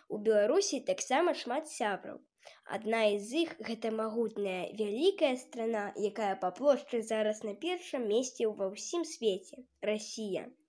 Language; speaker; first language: Belarusian; non-native, local second language; Russian